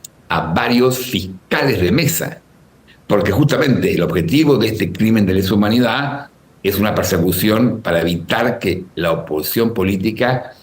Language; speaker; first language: Spanish; native; Spanish